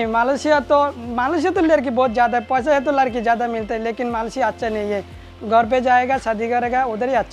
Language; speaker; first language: Hindi; non-native, learner; Bangla